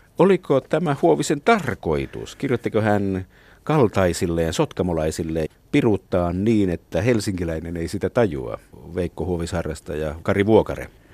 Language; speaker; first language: Finnish; native; Finnish